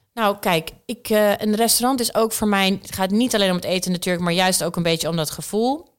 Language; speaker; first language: Dutch; early bilingual, other home language; Czech